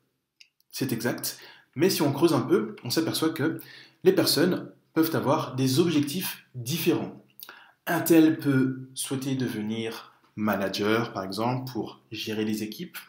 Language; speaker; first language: French; native; French